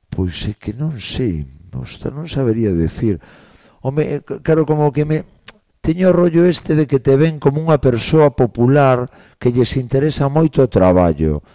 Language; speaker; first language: Galician; native; Galician